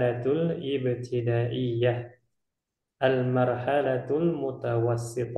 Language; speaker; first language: Arabic; non-native, fluent; Indonesian